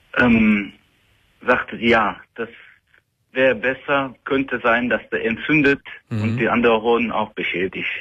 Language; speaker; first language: German; non-native, learner; Turkish